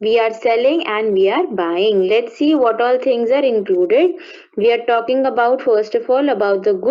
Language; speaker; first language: English; non-native, local second language; Hindi